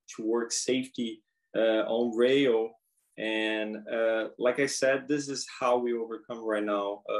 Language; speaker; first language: English; non-native, fluent; Portuguese